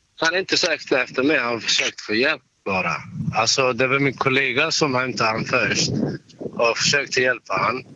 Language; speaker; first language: Swedish; non-native, learner; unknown